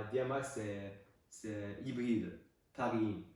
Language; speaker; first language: French; non-native, learner; Chinese